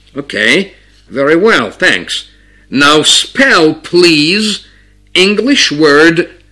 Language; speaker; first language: English; non-native, fluent; Georgian